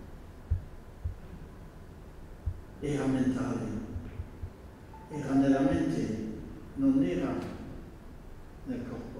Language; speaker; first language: Italian; non-native, fluent; Dutch